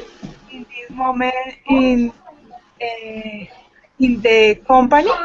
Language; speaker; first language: English; non-native, learner; Spanish